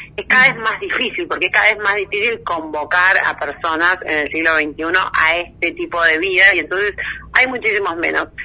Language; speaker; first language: Spanish; native; Spanish